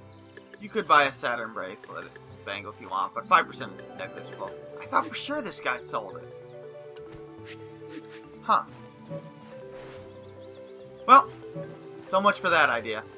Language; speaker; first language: English; native; English